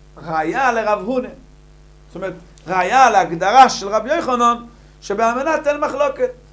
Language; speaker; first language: Hebrew; native; Hebrew